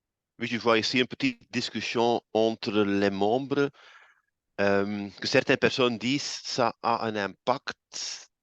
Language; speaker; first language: French; non-native, local second language; Dutch